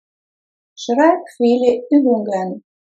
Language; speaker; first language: German; non-native, fluent; Russian